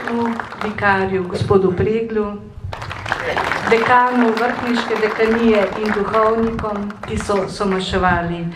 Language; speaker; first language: Slovenian; native; Slovenian